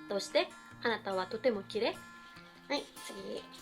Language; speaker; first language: Japanese; non-native, fluent; Filipino